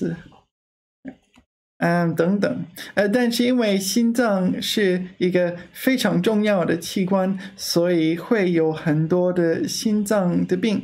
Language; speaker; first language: Chinese; non-native, learner; English